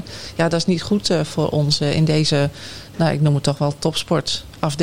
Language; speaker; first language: Dutch; native; Dutch